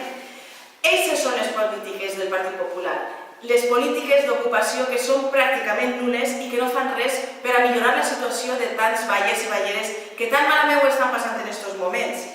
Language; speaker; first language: Catalan; native; Catalan